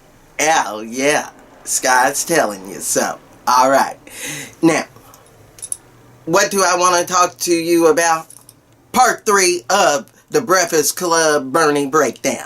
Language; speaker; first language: English; native; English